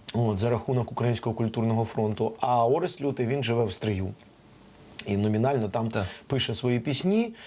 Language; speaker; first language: Ukrainian; non-native, local second language; Russian